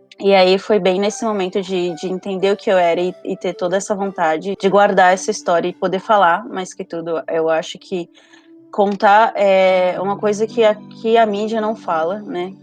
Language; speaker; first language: Portuguese; early bilingual, other home language; Spanish